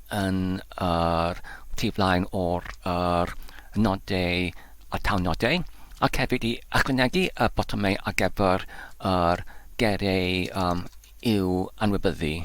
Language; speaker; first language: Welsh; non-native, fluent; English